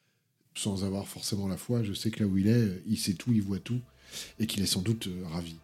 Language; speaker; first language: French; native; French